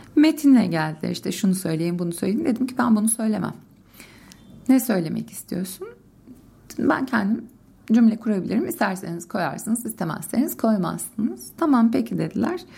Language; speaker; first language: Turkish; native; Turkish